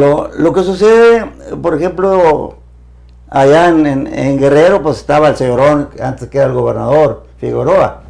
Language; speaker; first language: Spanish; native; Spanish